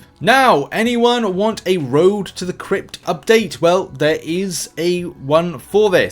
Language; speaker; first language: English; native; English